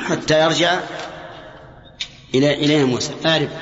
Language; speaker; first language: Arabic; native; Arabic